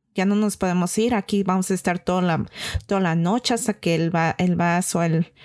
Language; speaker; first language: Spanish; early bilingual, heritage; Spanish